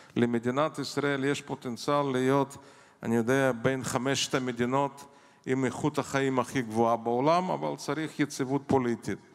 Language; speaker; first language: Hebrew; non-native, fluent; Russian